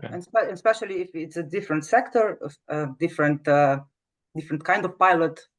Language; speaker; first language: English; non-native, fluent; Slovenian